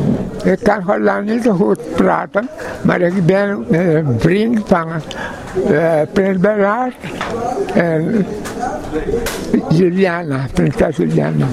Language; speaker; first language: Dutch; non-native, local second language; Papiamento